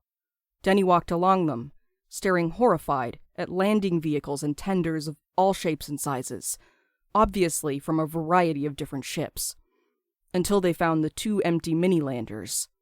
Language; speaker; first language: English; native; English